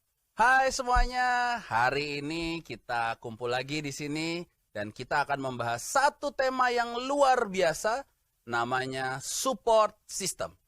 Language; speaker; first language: Indonesian; native; Indonesian